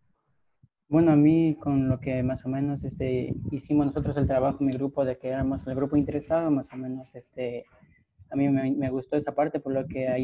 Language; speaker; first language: Spanish; native; Spanish